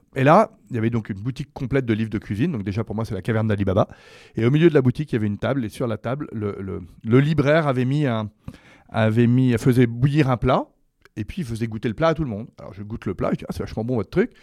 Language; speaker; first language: French; native; French